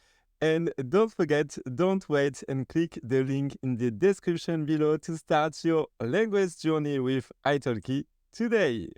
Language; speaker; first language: English; non-native, fluent; French